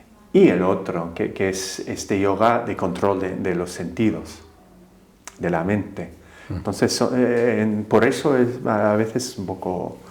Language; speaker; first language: Spanish; non-native, fluent; English